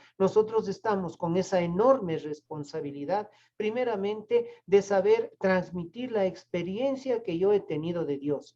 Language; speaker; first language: Spanish; native; Spanish